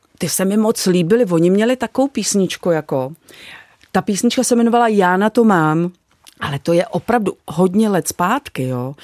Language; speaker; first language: Czech; native; Czech